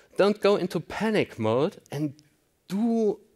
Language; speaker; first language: English; non-native, fluent; German